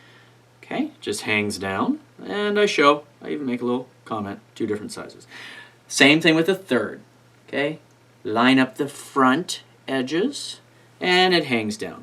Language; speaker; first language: English; native; English